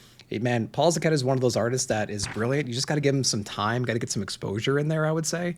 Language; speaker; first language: English; native; English